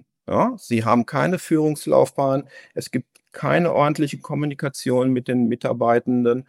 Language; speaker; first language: German; native; German